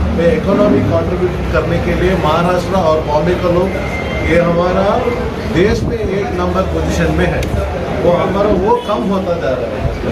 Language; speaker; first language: Hindi; non-native, local second language; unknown